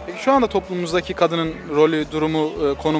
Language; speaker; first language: Turkish; native; Turkish